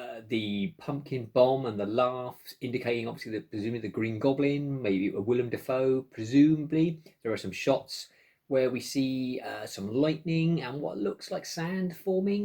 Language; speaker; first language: English; native; English